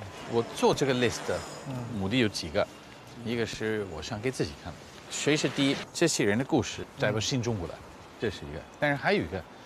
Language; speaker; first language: Chinese; non-native, fluent; English